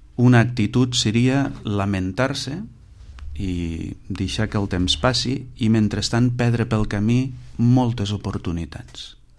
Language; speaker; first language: Catalan; native; Catalan